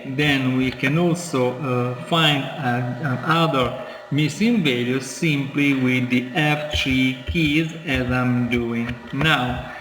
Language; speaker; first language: English; non-native, fluent; Italian